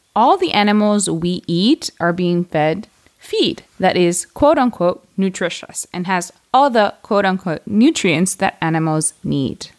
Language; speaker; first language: English; native; English